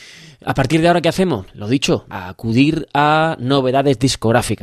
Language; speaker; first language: Spanish; native; Spanish